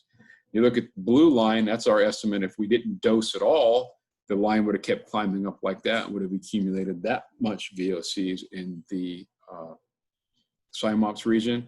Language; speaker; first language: English; native; English